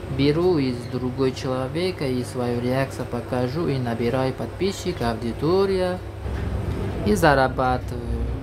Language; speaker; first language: Russian; non-native, local second language; Uzbek